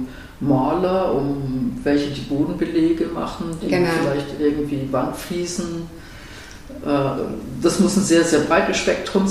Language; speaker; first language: German; native; German